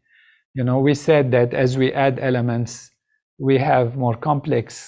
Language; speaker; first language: English; non-native, fluent; Arabic